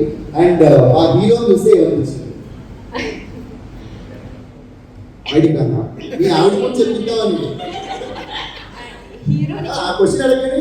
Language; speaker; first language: Telugu; native; Telugu